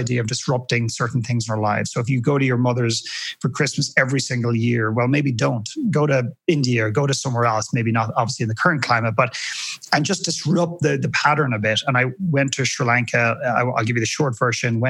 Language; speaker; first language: English; native; English